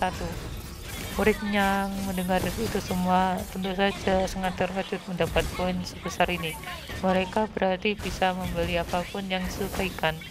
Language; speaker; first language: Indonesian; native; Indonesian